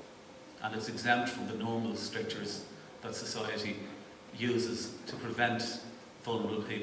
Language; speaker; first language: English; native; English